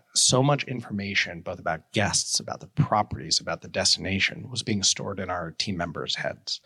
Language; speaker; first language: English; native; English